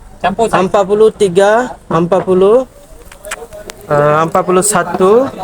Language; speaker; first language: Indonesian; non-native, learner; Bangla